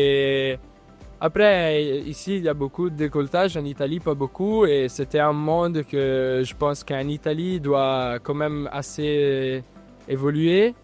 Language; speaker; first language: French; non-native, fluent; Italian